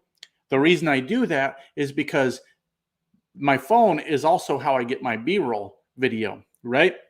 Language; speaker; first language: English; native; English